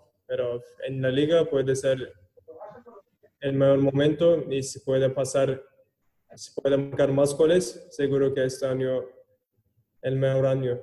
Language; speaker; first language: Spanish; non-native, learner; Turkish